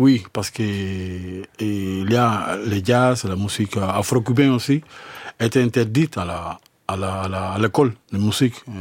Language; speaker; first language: French; non-native, fluent; Spanish